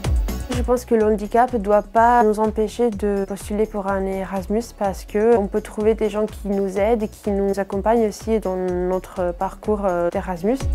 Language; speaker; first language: French; non-native, fluent; Italian